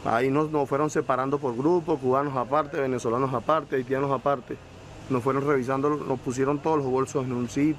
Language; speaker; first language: Spanish; native; Spanish